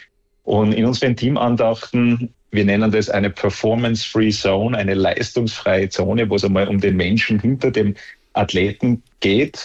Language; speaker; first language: German; native; German